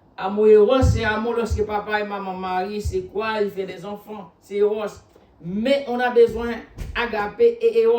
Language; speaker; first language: French; non-native, local second language; Haitian Creole